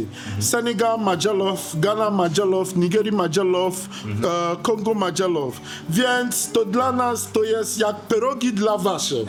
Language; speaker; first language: Polish; non-native, learner; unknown